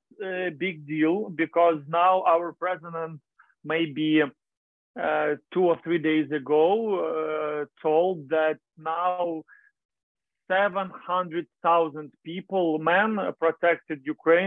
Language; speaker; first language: English; non-native, learner; Ukrainian